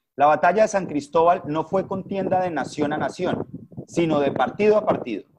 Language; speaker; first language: Spanish; native; Spanish